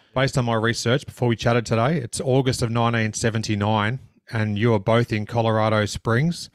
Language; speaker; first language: English; native; English